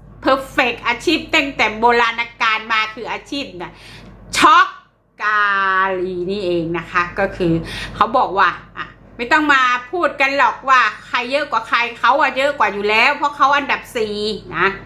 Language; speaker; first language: Thai; native; Thai